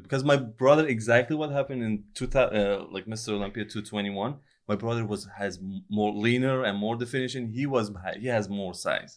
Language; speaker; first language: English; non-native, fluent; Persian